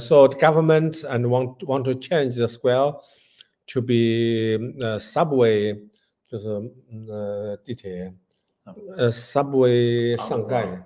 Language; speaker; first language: English; non-native, learner; Chinese